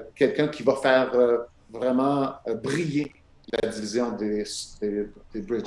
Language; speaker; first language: French; native; French